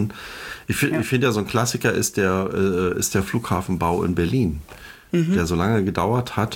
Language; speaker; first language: German; native; German